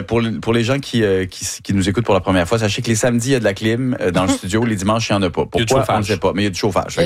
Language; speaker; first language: French; native; French